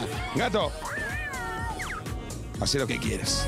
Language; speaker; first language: Spanish; native; Spanish